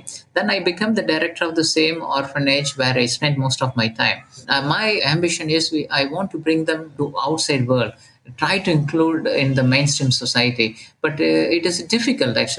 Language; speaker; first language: English; non-native, local second language; Tamil